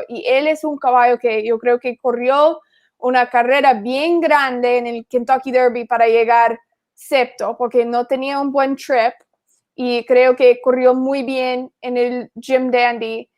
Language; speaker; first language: Spanish; non-native, fluent; English